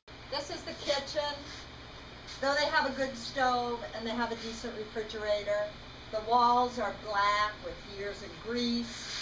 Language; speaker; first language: English; native; English